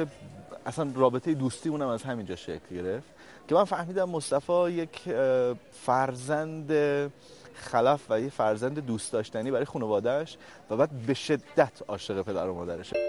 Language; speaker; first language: Persian; native; Persian